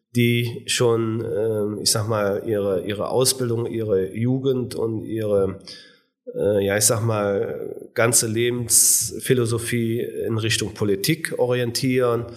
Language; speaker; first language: German; native; German